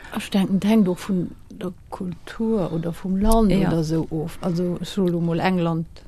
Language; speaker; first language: Luxembourgish; native; Luxembourgish